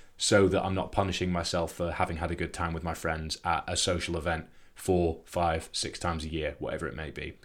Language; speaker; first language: English; native; English